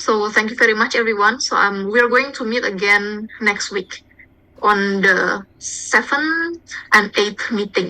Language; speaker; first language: English; non-native, fluent; Indonesian